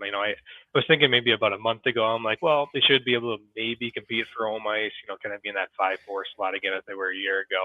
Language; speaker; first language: English; native; English